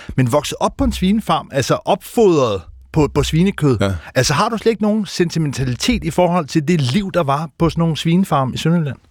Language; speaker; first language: Danish; native; Danish